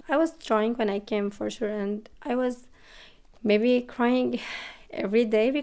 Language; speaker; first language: English; non-native, learner; Arabic